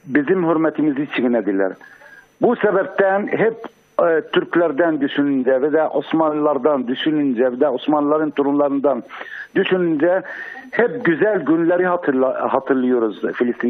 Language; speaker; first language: Turkish; non-native, fluent; Arabic